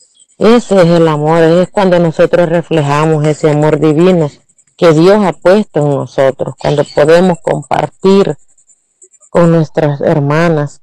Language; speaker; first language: Spanish; native; Spanish